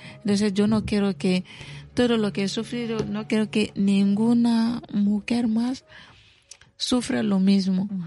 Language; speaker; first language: Spanish; non-native, fluent; Bambara